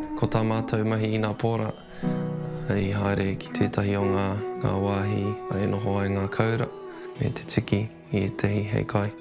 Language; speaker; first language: Māori; non-native, local second language; English